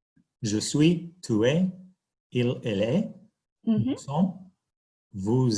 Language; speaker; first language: French; non-native, learner; English